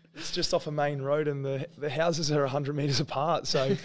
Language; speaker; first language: English; native; English